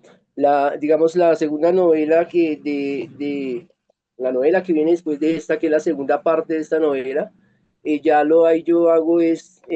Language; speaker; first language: Spanish; native; Spanish